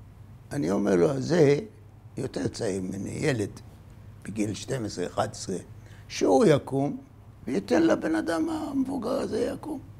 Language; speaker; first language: Hebrew; non-native, fluent; Arabic